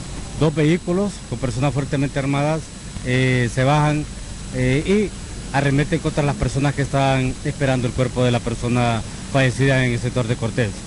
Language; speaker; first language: Spanish; native; Spanish